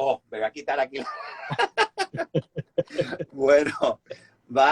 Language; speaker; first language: Spanish; native; Spanish